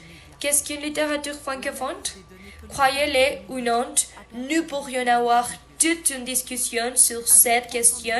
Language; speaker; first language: French; non-native, learner; Spanish